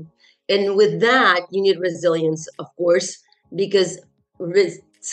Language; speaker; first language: English; non-native, fluent; French